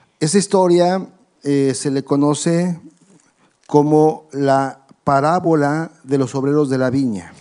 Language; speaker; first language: Spanish; native; Spanish